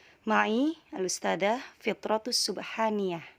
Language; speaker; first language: Arabic; non-native, fluent; Indonesian